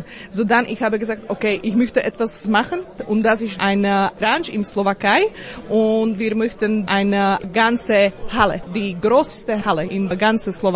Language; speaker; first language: German; non-native, learner; Slovak